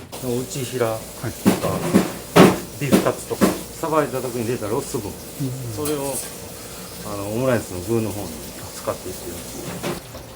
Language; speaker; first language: Japanese; native; Japanese